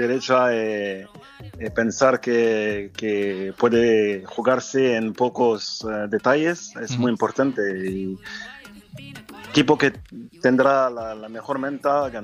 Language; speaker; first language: Spanish; non-native, fluent; French